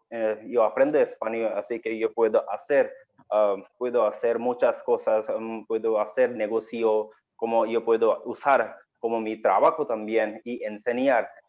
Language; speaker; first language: Spanish; non-native, learner; Bangla